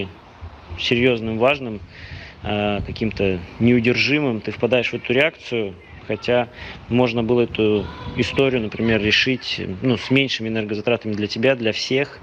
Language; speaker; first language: Russian; native; Russian